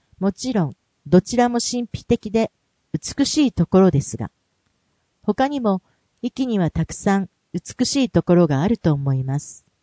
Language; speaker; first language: Japanese; non-native, fluent; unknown